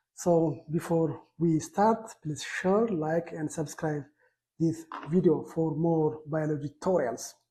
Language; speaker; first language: English; non-native, local second language; Amharic